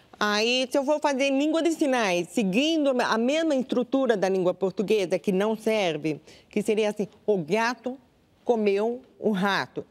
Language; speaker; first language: Portuguese; non-native, local second language; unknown